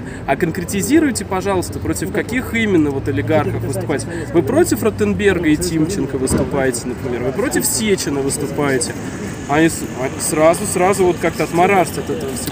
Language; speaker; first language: Russian; native; Russian